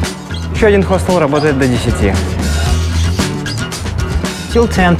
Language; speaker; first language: Russian; native; Russian